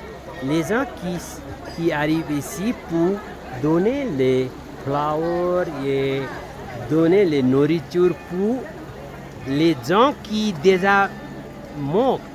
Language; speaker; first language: French; non-native, learner; Nepali